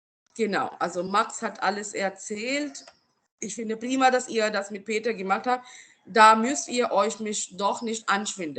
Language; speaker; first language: German; non-native, fluent; Marathi